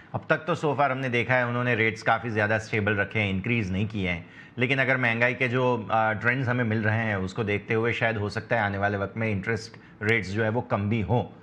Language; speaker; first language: Hindi; non-native, local second language; Gujarati